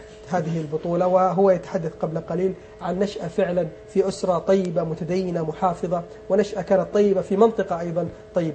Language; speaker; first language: Arabic; native; Arabic